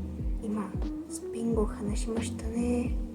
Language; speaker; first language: Japanese; non-native, learner; Spanish